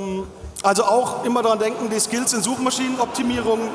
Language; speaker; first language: German; native; German